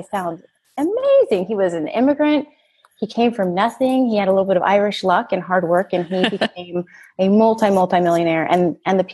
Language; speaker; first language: English; native; English